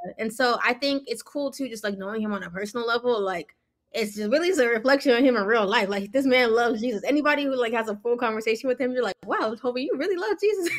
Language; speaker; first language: English; early bilingual, other home language; Yoruba